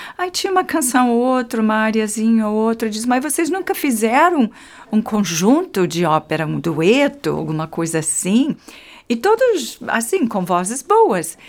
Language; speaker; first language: Portuguese; non-native, fluent; English